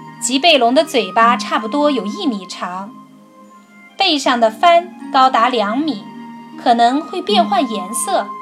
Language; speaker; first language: Chinese; native; Chinese